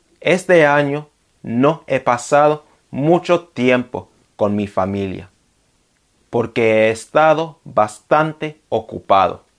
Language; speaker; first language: Spanish; non-native, fluent; English